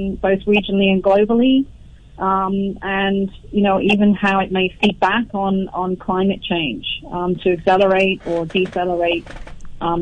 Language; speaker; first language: English; native; English